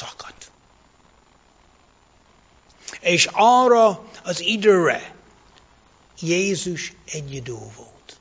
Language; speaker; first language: Hungarian; non-native, fluent; English